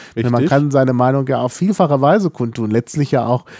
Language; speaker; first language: German; native; German